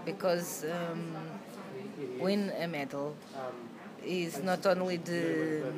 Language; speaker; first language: English; non-native, learner; Portuguese